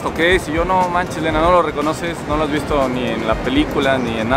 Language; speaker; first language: Spanish; native; Spanish